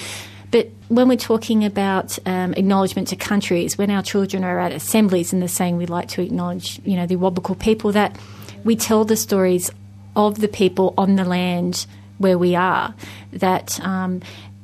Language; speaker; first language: English; native; English